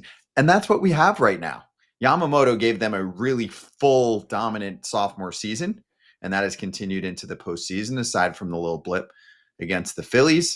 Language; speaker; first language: English; native; English